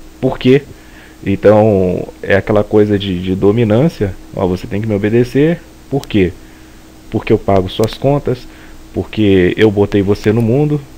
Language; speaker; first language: Portuguese; native; Portuguese